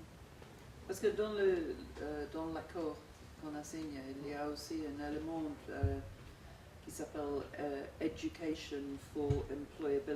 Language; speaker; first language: French; non-native, fluent; English